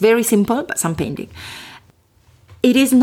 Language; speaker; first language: English; non-native, fluent; Italian